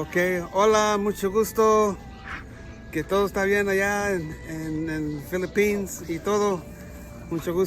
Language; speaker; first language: Spanish; early bilingual, heritage; English